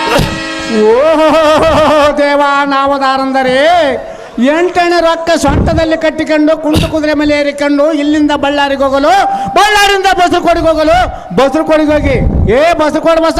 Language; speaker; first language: Kannada; native; Kannada